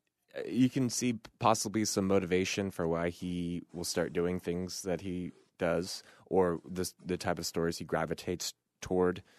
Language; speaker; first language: English; native; English